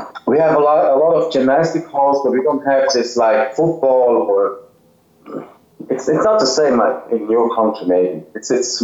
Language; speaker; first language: English; non-native, fluent; Swiss German